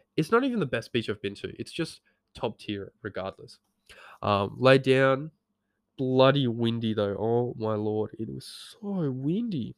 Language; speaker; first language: English; native; English